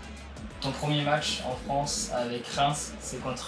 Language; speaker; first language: French; native; French